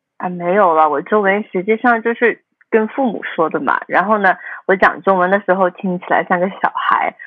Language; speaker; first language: Chinese; early bilingual, heritage; Chinese